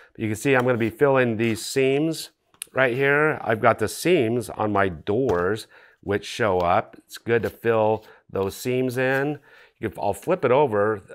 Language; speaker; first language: English; native; English